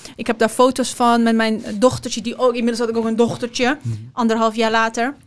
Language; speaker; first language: Dutch; early bilingual, other home language; Persian